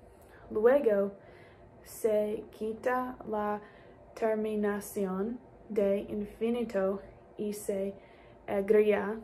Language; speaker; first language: Spanish; non-native, learner; English